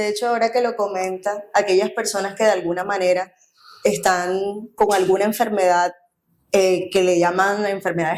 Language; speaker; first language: Spanish; native; Spanish